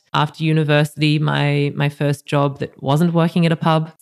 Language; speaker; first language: English; native; English